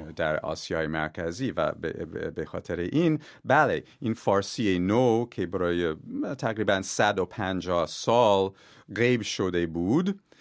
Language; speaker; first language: Persian; non-native, fluent; English